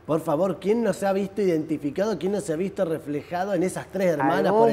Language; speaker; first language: Spanish; native; Spanish